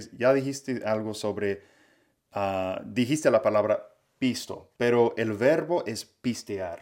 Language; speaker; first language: Spanish; non-native, fluent; English